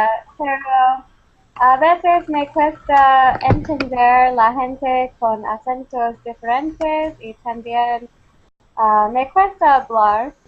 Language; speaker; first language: Spanish; non-native, learner; English